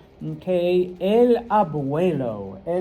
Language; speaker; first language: Spanish; non-native, fluent; English